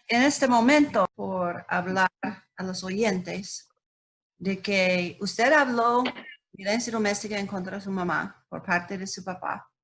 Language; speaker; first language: Spanish; non-native, learner; English